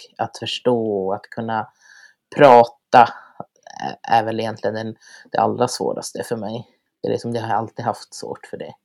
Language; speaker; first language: Swedish; native; Swedish